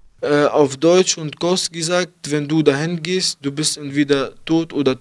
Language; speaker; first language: German; early bilingual, other home language; Arabic